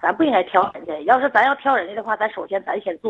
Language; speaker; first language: Chinese; native; Chinese